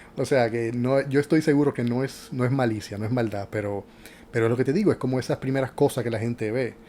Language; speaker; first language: Spanish; native; Spanish